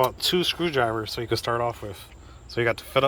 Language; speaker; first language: English; native; English